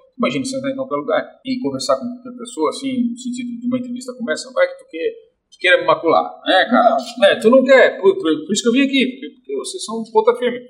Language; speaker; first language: Portuguese; native; Portuguese